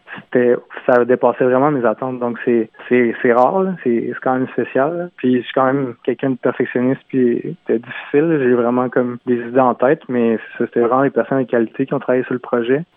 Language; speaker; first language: French; native; French